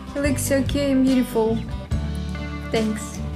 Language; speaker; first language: English; non-native, learner; Ukrainian